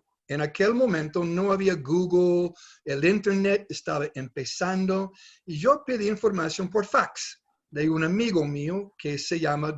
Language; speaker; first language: Spanish; non-native, fluent; English